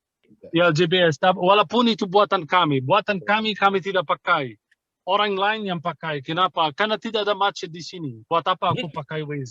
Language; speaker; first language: Indonesian; non-native, fluent; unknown